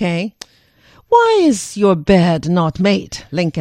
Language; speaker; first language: English; non-native, fluent; Chinese